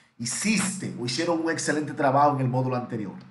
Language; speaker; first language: Spanish; native; Spanish